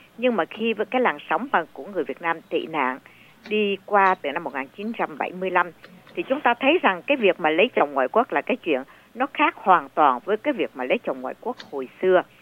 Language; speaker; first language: Vietnamese; native; Vietnamese